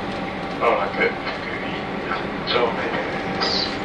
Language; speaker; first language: Japanese; native; Japanese